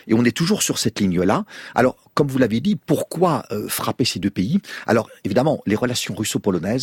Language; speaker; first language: French; native; French